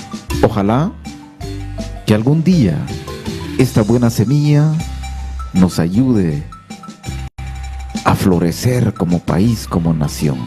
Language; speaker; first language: Spanish; native; Spanish